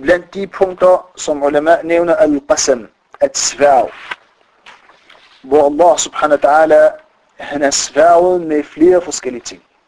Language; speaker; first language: Danish; non-native, fluent; Arabic